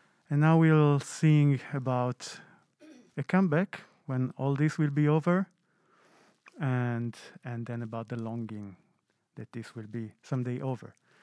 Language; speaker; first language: English; non-native, fluent; Italian